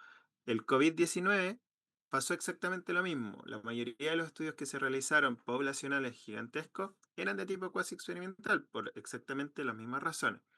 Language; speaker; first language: Spanish; native; Spanish